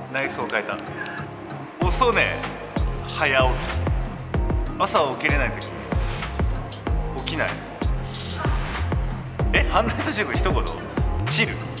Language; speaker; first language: Japanese; native; Japanese